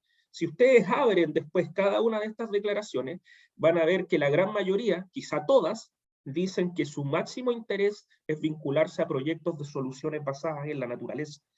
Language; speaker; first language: Spanish; native; Spanish